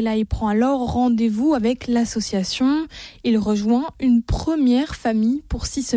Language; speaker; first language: French; native; French